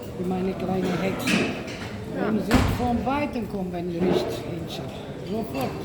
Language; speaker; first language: German; non-native, learner; Russian